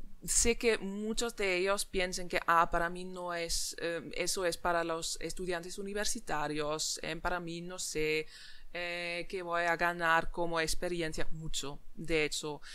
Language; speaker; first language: Spanish; non-native, fluent; German